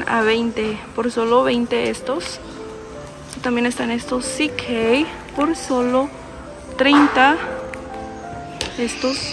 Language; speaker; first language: Spanish; native; Spanish